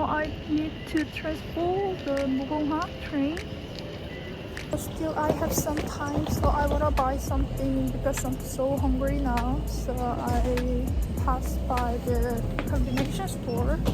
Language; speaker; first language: English; non-native, learner; Korean